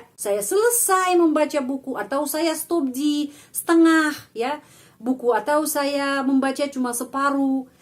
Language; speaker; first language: Indonesian; non-native, fluent; Russian